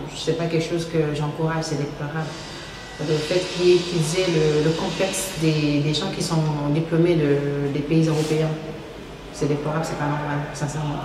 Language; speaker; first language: French; non-native, local second language; Wolof